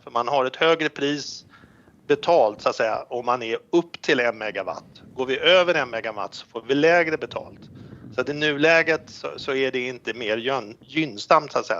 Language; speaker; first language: Swedish; native; Swedish